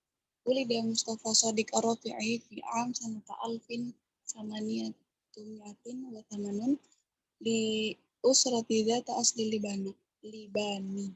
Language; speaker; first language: Arabic; non-native, learner; Indonesian